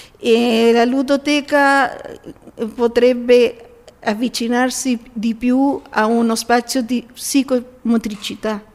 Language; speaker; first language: Italian; early bilingual, heritage; Spanish